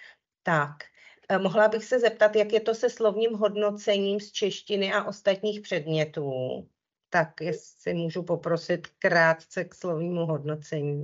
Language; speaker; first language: Czech; native; Czech